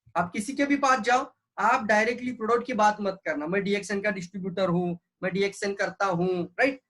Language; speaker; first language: Hindi; non-native, local second language; Marathi